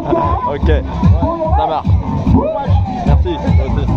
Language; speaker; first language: French; native; French